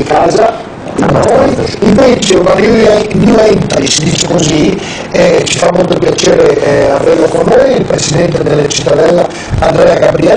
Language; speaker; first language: Italian; native; Italian